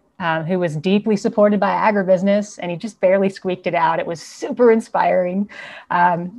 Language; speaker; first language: English; native; English